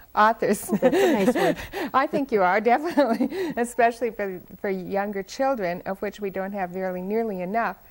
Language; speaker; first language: English; native; English